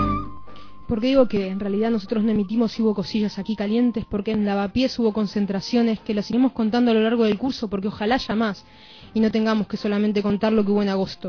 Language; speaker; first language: Spanish; native; Spanish